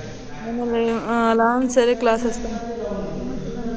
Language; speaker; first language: Persian; non-native, learner; Urdu